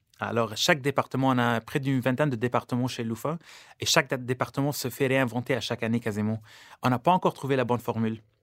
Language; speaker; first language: French; non-native, local second language; Arabic